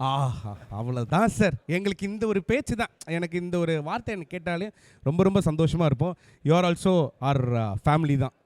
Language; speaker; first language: Tamil; native; Tamil